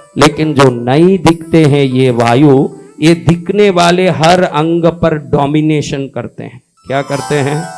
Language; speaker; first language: Hindi; native; Hindi